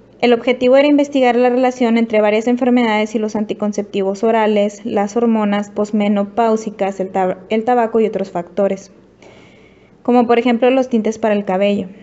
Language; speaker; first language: Spanish; native; Spanish